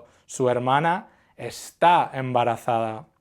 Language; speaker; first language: Spanish; non-native, fluent; English